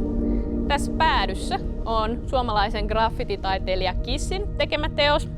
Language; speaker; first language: Finnish; native; Finnish